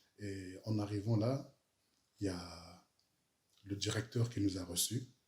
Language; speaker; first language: French; early bilingual, other home language; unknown